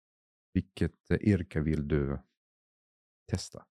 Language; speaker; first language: Swedish; non-native, fluent; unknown